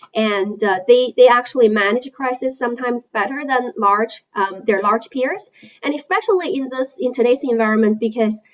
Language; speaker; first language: English; non-native, fluent; Chinese